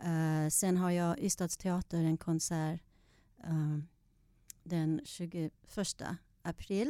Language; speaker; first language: Swedish; non-native, fluent; English